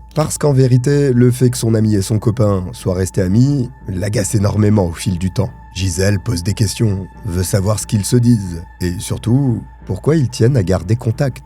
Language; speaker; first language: French; native; French